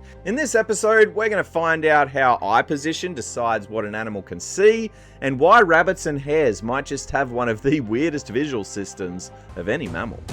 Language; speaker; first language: English; native; English